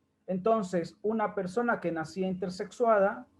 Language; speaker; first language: Spanish; native; Spanish